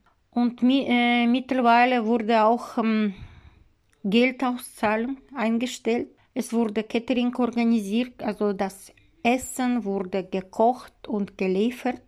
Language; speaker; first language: German; non-native, learner; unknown